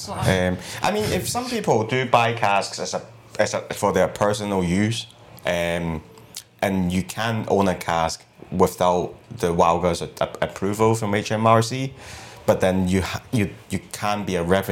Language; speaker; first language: English; non-native, local second language; Cantonese